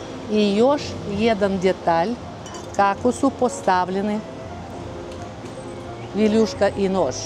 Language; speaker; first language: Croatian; non-native, fluent; Russian